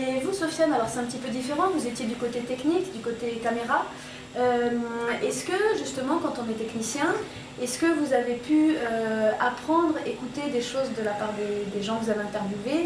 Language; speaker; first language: French; native; French